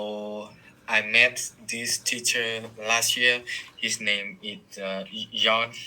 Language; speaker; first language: English; non-native, learner; Vietnamese